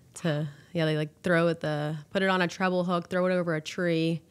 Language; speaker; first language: English; native; English